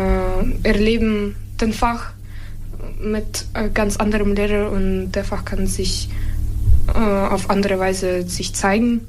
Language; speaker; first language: German; non-native, fluent; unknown